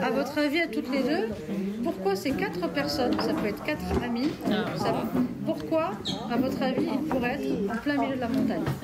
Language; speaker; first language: French; native; French